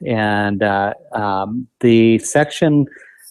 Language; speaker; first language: English; native; English